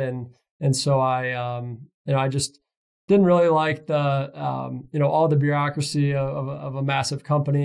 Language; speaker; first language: English; native; English